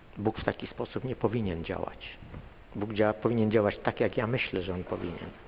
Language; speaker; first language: Polish; native; Polish